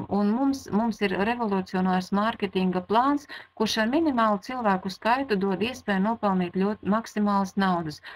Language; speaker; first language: Latvian; non-native, local second language; Russian